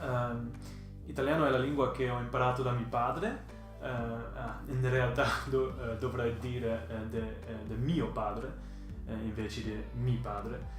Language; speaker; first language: Italian; early bilingual, heritage; Dutch